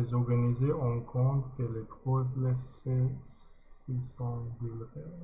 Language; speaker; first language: French; non-native, learner; English